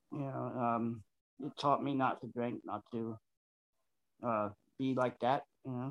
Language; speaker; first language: English; early bilingual, other home language; Spanish